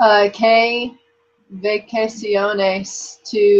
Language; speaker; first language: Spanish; non-native, learner; English